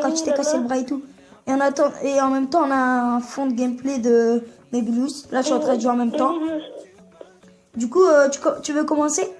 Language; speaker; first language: French; early bilingual, other home language; Turkish